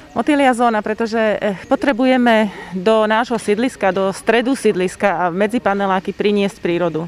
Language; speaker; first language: Slovak; native; Slovak